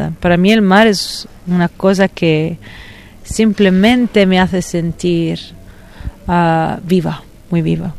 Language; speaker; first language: Spanish; non-native, fluent; Italian